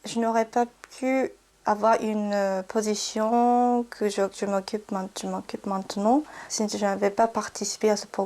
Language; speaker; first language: French; non-native, fluent; Japanese